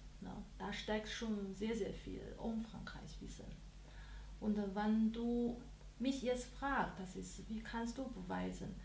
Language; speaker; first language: German; non-native, learner; Chinese